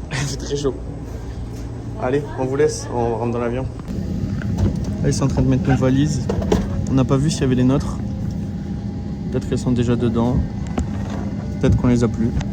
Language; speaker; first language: French; native; French